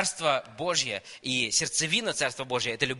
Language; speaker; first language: Russian; native; Russian